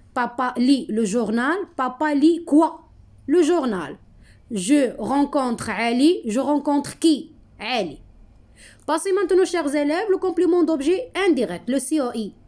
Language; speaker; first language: French; non-native, local second language; Arabic